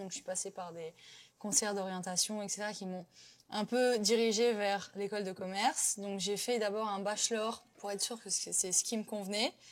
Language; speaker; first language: French; native; French